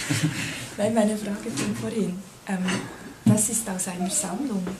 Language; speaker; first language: German; non-native, fluent; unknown